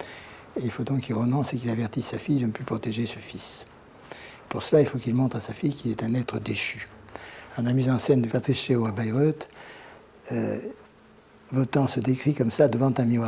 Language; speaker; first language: French; native; French